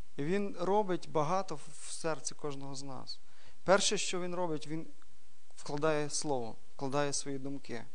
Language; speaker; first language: Ukrainian; non-native, local second language; Russian